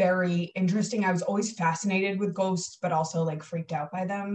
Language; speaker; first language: English; native; English